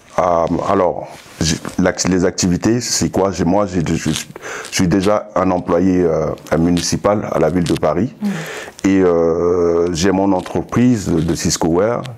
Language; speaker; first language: French; non-native, local second language; Sango